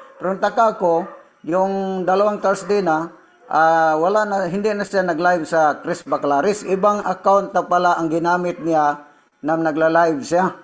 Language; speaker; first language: Filipino; non-native, local second language; Cebuano